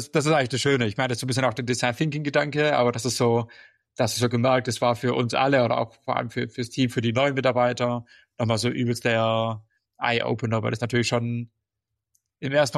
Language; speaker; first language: German; native; German